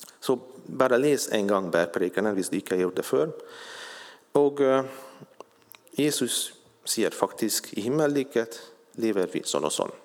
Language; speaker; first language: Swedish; non-native, fluent; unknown